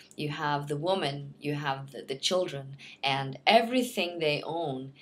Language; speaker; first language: English; non-native, fluent; Norwegian